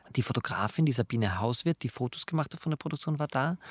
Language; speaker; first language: German; native; German